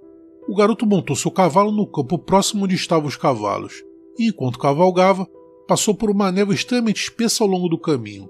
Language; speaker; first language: Portuguese; native; Portuguese